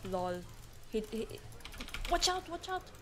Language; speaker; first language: English; non-native, learner; Polish